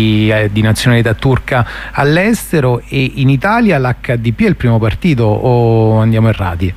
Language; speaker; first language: Italian; native; Italian